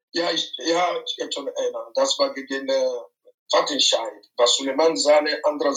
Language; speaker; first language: German; non-native, fluent; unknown